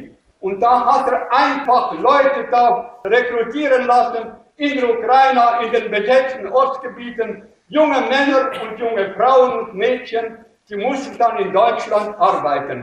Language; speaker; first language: German; native; German